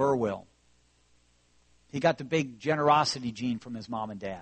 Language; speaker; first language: English; native; English